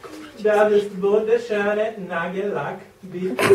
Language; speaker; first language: German; non-native, learner; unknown